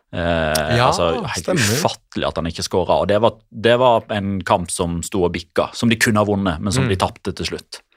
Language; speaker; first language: Norwegian; native; Norwegian